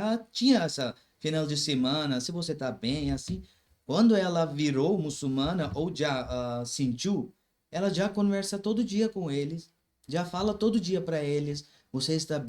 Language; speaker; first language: Portuguese; non-native, learner; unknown